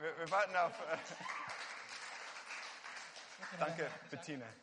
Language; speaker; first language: German; non-native, fluent; Hungarian